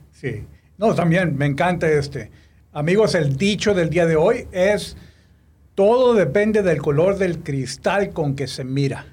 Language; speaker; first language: Spanish; native; Spanish